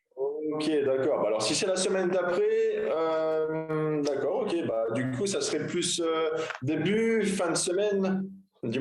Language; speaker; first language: French; native; French